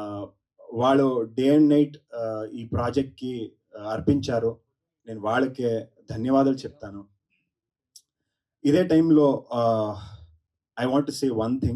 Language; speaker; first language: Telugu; non-native, learner; Kannada